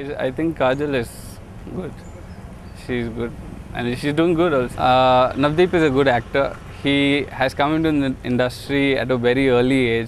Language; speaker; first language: English; non-native, local second language; Telugu